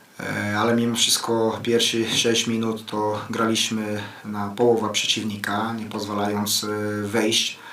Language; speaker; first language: Polish; non-native, fluent; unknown